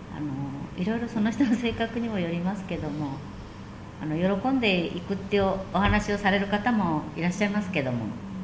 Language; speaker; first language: Japanese; native; Japanese